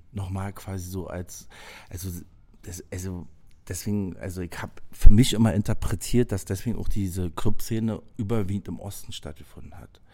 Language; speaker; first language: German; native; German